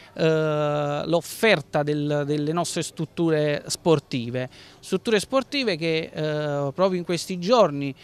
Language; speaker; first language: Italian; native; Italian